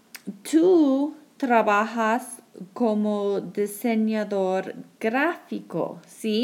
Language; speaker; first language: Spanish; non-native, fluent; English